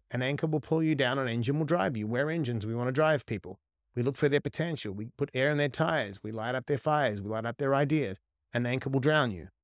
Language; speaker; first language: English; native; English